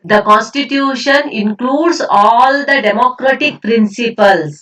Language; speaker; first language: English; non-native, local second language; Kannada